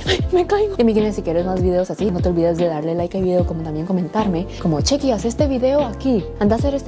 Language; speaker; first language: Spanish; native; Spanish